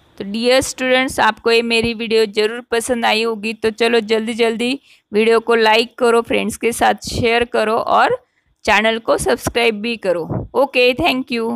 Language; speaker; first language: Hindi; non-native, local second language; Marathi